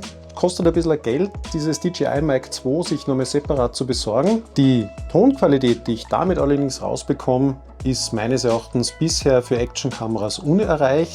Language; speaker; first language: German; native; German